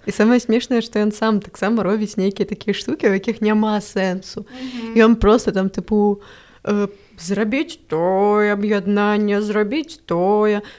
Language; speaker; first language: Belarusian; non-native, local second language; Russian